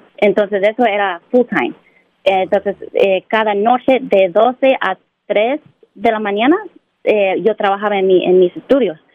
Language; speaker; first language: Spanish; early bilingual, heritage; Spanish